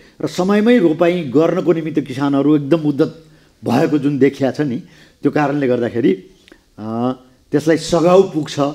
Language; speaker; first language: Nepali; native; Nepali